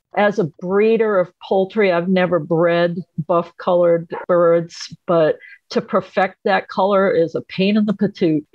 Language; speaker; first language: English; native; English